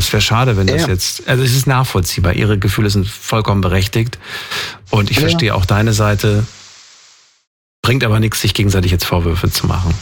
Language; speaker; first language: German; native; German